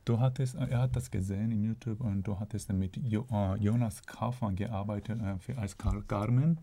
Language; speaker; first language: German; non-native, fluent; Korean